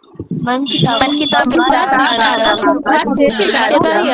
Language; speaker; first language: Persian; non-native, learner; Urdu